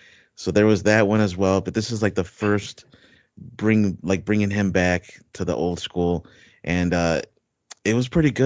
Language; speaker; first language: English; native; English